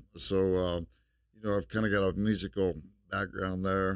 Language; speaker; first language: English; native; English